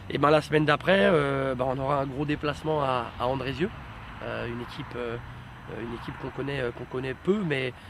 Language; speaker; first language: French; native; French